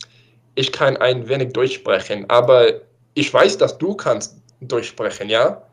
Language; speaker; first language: German; non-native, learner; English